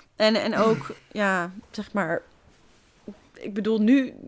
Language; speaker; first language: Dutch; native; Dutch